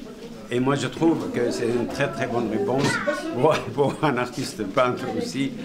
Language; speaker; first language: French; non-native, fluent; Arabic